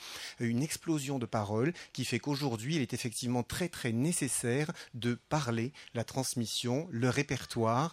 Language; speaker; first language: French; native; French